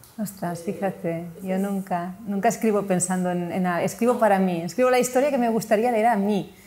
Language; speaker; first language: Spanish; non-native, local second language; Catalan